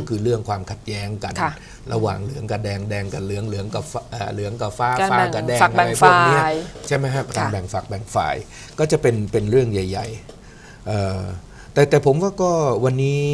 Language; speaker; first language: Thai; native; Thai